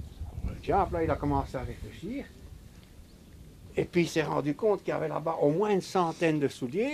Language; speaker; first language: French; native; French